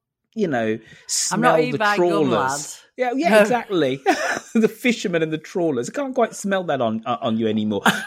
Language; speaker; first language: English; native; English